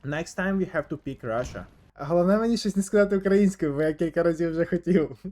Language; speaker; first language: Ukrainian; native; Ukrainian